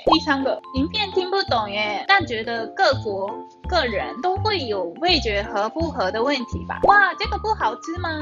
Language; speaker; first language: Chinese; non-native, fluent; Japanese